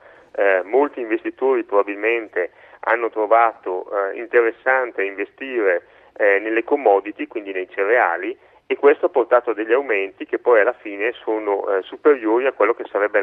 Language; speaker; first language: Italian; native; Italian